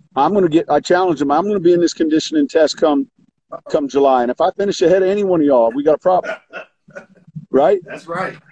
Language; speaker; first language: English; native; English